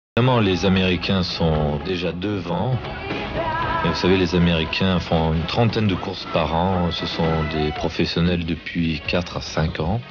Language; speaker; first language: French; native; French